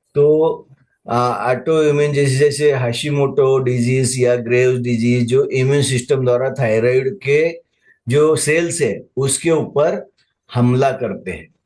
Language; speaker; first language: Hindi; non-native, local second language; Marathi